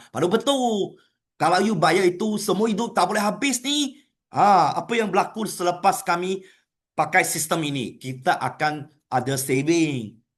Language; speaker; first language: Malay; non-native, local second language; Chinese